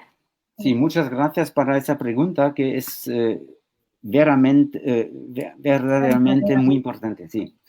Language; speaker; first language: Spanish; non-native, fluent; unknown